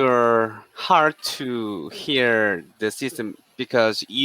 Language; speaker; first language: English; non-native, learner; Korean